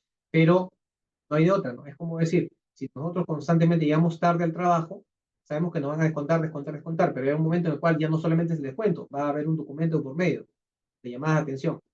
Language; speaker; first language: Spanish; native; Spanish